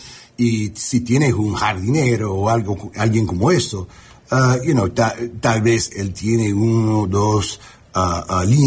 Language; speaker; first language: Spanish; early bilingual, heritage; English